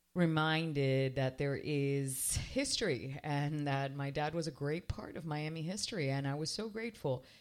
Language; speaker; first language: English; native; English